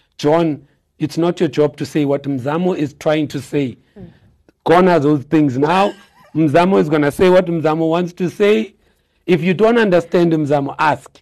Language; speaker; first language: English; non-native, local second language; Xhosa